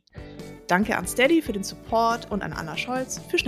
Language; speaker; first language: German; native; German